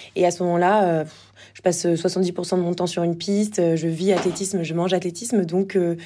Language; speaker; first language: French; native; French